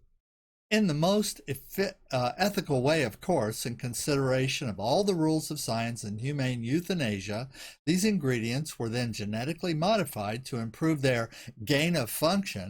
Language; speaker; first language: English; native; English